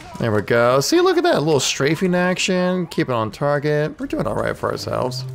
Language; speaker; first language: English; native; English